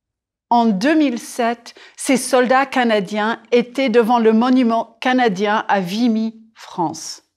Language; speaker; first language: French; non-native, fluent; English